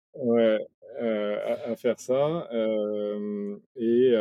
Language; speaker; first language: French; native; French